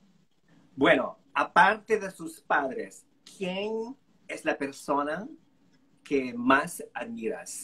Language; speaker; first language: Spanish; non-native, fluent; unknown